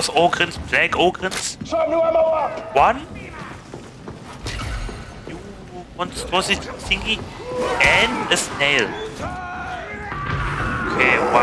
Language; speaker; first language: English; non-native, fluent; German